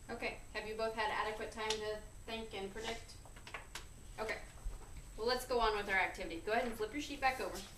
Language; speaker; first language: English; native; English